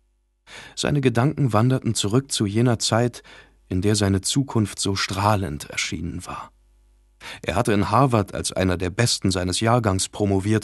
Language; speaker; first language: German; native; German